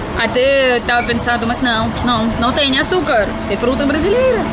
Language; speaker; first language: Portuguese; non-native, learner; Russian